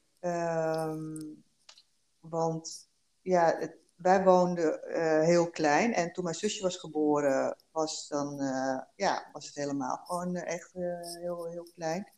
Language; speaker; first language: Dutch; early bilingual, other home language; Korean